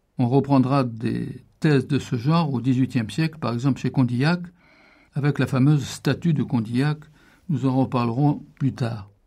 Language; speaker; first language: French; native; French